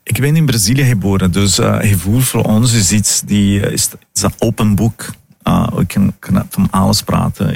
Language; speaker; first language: Dutch; non-native, fluent; Portuguese